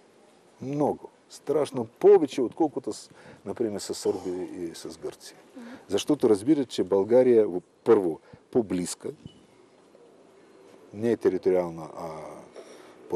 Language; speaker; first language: Bulgarian; non-native, fluent; Russian